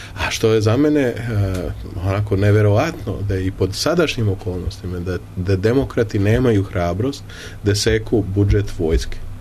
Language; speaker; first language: Serbian; early bilingual, heritage; Serbian